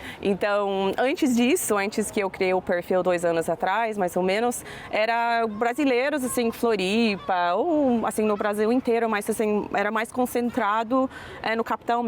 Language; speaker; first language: Portuguese; non-native, fluent; English